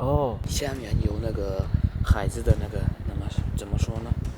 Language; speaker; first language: Chinese; non-native, fluent; Turkmen